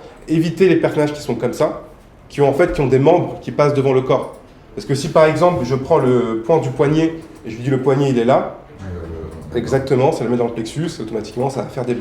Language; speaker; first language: French; native; French